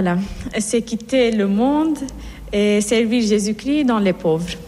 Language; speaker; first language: French; non-native, fluent; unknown